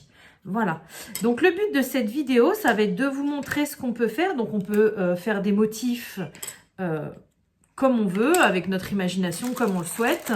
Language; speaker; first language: French; native; French